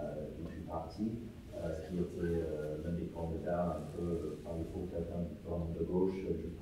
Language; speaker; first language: French; non-native, fluent; English